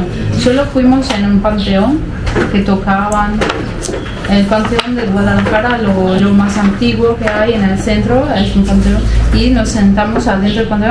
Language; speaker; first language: Spanish; non-native, fluent; Italian